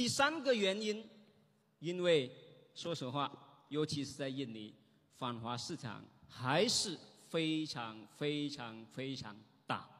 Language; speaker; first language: Chinese; non-native, fluent; Indonesian